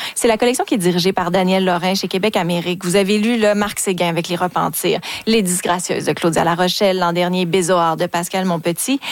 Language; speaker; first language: French; native; French